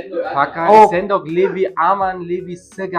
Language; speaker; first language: Indonesian; non-native, learner; German